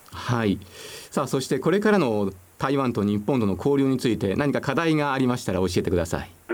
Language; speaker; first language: Japanese; native; Japanese